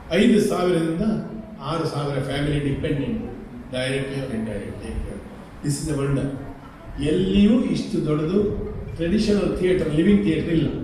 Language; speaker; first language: Kannada; non-native, local second language; Konkani